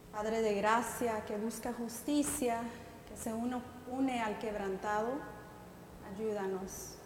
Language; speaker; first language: Spanish; early bilingual, heritage; Spanish